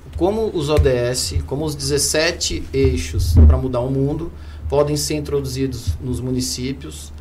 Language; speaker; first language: Portuguese; non-native, fluent; German